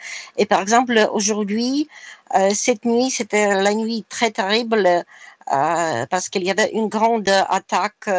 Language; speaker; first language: French; non-native, fluent; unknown